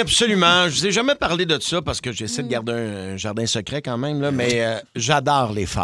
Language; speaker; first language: French; native; French